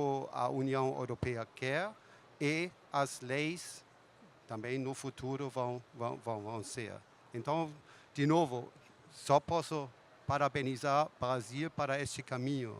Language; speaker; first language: Portuguese; non-native, fluent; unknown